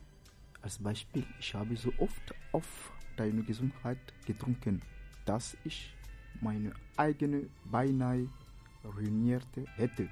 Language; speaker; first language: German; non-native, fluent; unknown